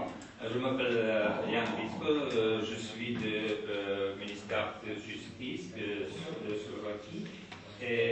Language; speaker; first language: French; non-native, learner; Slovak